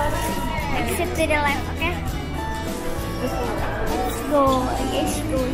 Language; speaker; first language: English; non-native, learner; Indonesian